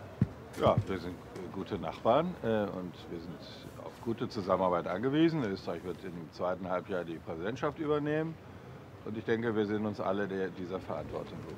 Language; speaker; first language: German; native; German